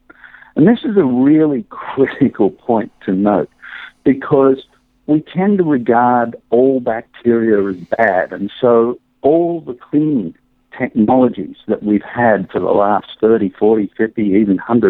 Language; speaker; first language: English; native; English